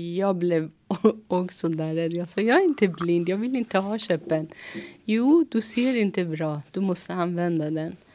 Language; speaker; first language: Swedish; non-native, fluent; Persian